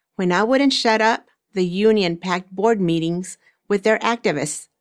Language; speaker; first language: English; early bilingual, other home language; Spanish